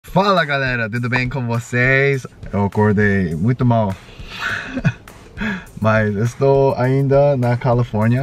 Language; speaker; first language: Portuguese; non-native, learner; English